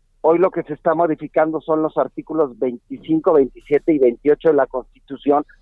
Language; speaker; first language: Spanish; native; Spanish